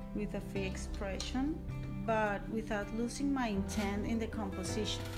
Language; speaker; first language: English; non-native, fluent; Spanish